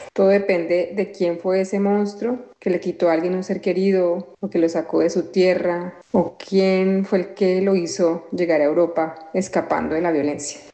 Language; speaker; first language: Spanish; native; Spanish